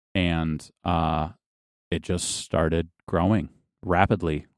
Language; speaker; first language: English; native; English